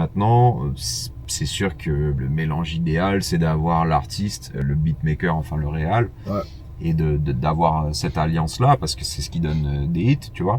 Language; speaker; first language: French; native; French